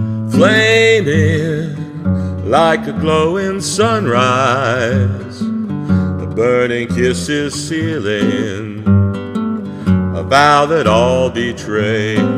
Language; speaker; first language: English; native; English